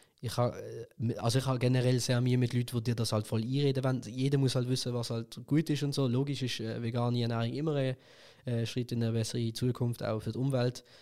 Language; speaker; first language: German; early bilingual, other home language; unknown